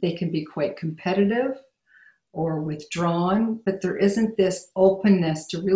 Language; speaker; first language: English; native; English